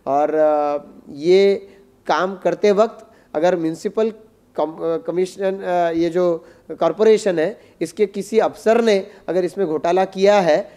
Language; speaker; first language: Hindi; non-native, local second language; Marathi